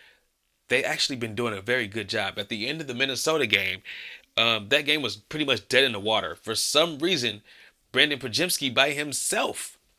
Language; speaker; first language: English; native; English